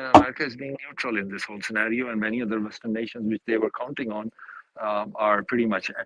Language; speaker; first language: English; non-native, local second language; Urdu